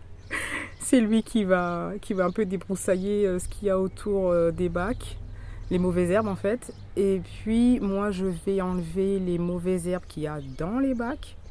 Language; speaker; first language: French; native; French